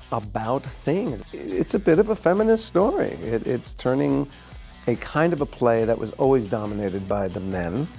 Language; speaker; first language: English; native; English